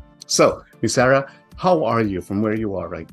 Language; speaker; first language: English; non-native, local second language; Filipino